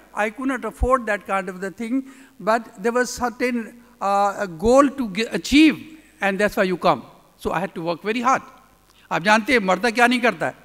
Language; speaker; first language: English; non-native, local second language; Urdu